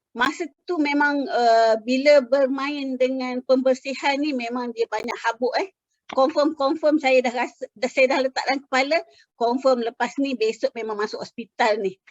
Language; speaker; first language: Malay; native; Malay